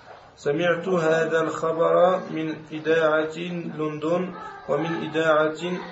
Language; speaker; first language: Arabic; non-native, learner; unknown